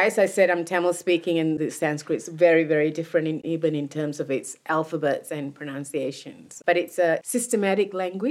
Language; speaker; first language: English; non-native, local second language; Tamil